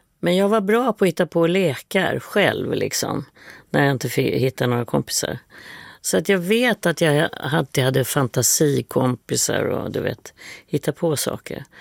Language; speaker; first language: Swedish; native; Swedish